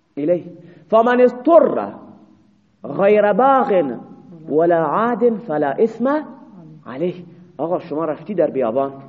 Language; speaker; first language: Persian; non-native, local second language; Baluchi